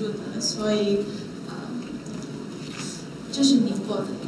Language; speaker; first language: Chinese; non-native, learner; Korean